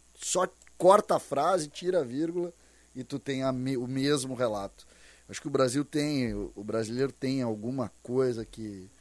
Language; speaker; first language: Portuguese; native; Portuguese